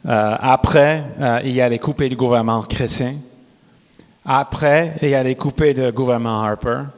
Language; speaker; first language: French; non-native, local second language; English